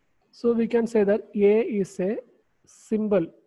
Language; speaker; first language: English; non-native, local second language; Malayalam